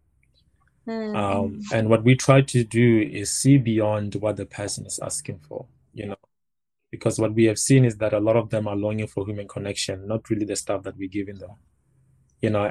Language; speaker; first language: English; non-native, local second language; Northern Sotho